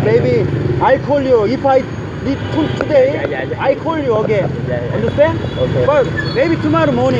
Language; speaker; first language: English; non-native, learner; Korean